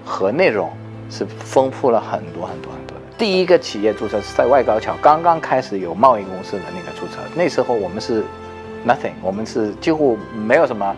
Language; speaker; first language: Chinese; non-native, fluent; Danish